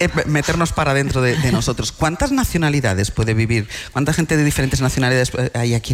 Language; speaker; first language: Spanish; native; Spanish